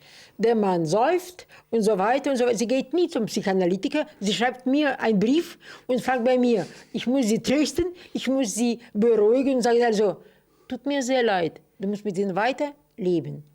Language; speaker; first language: German; non-native, fluent; Russian